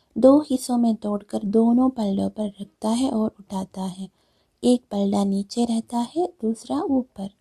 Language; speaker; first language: Hindi; non-native, local second language; Malayalam